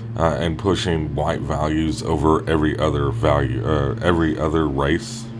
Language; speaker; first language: English; native; English